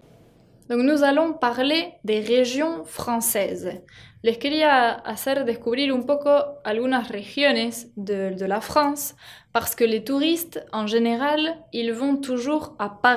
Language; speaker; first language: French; non-native, fluent; Spanish